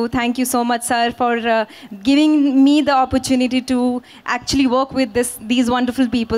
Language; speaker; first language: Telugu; non-native, learner; Hindi